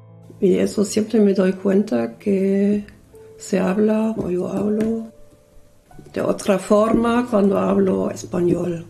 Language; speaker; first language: Spanish; early bilingual, other home language; German